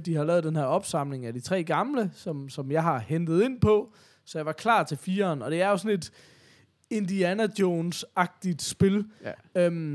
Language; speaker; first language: Danish; native; Danish